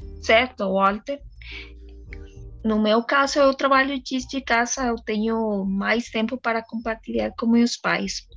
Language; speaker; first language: Portuguese; non-native, learner; Spanish